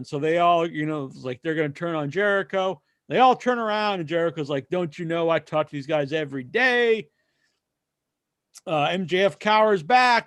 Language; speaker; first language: English; native; English